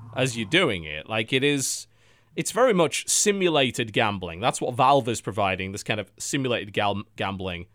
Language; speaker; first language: English; native; English